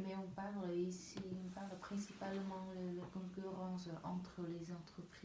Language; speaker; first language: French; non-native, learner; Vietnamese